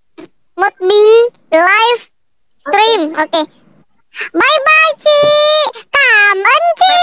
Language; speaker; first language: Vietnamese; non-native, learner; Indonesian